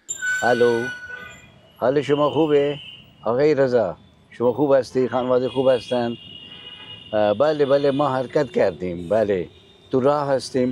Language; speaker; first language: Persian; non-native, fluent; Urdu